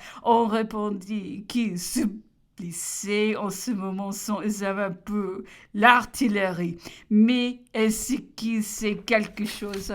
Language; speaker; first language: French; non-native, learner; English